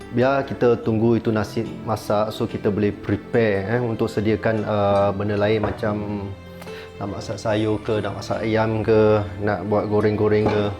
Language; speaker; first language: Malay; non-native, local second language; Chinese